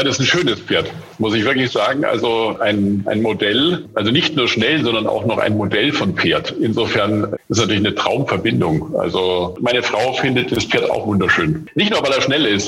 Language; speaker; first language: German; native; German